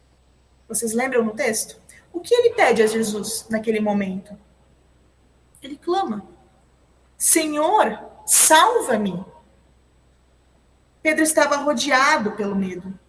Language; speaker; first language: Portuguese; native; Portuguese